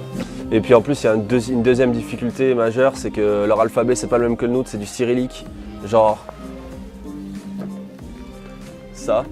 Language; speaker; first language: French; native; French